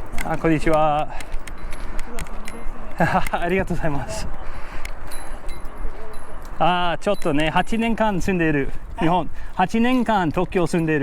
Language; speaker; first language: Japanese; non-native, learner; English